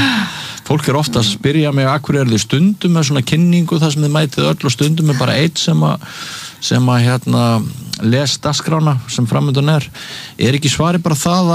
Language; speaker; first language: Icelandic; native; Icelandic